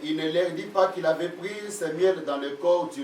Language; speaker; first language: French; non-native, local second language; Lingala